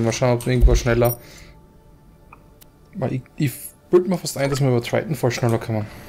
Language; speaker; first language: German; native; German